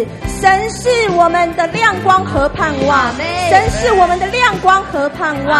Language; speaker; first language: Chinese; native; Chinese